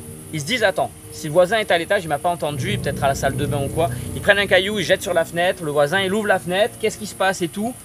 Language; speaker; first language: French; native; French